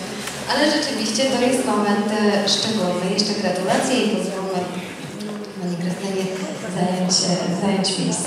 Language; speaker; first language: Polish; native; Polish